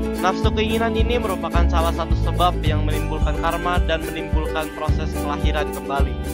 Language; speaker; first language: Indonesian; native; Indonesian